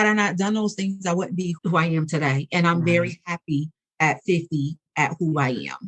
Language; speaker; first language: English; native; English